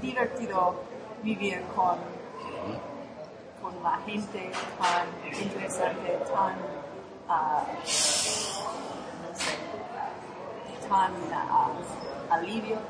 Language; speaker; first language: Spanish; non-native, fluent; English